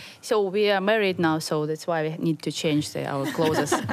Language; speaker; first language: English; non-native, fluent; Ukrainian